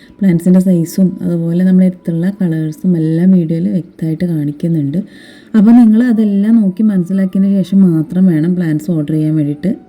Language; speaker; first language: Malayalam; native; Malayalam